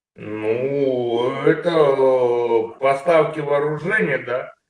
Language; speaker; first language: Russian; native; Russian